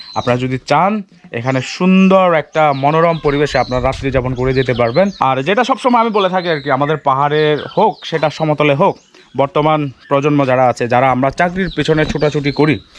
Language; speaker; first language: Bangla; native; Bangla